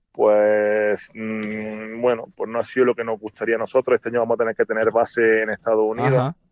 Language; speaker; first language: Spanish; native; Spanish